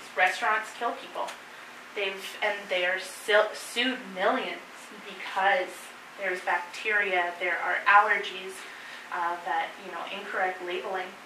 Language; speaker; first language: English; native; English